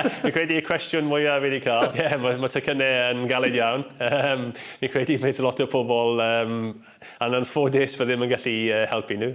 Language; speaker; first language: Welsh; non-native, local second language; English